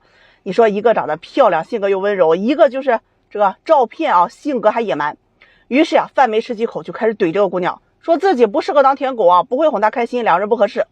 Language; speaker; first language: Chinese; native; Chinese